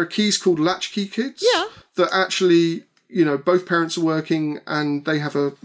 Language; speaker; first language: English; native; English